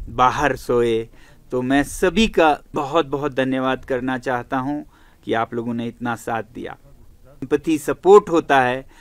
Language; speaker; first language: Hindi; non-native, local second language; Ladakhi